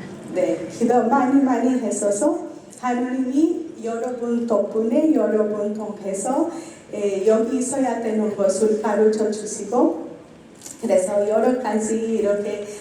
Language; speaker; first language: Korean; non-native, learner; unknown